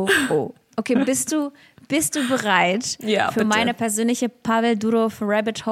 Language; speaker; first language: German; early bilingual, other home language; Russian